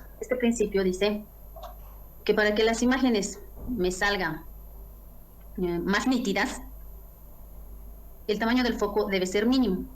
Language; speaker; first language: Spanish; native; Spanish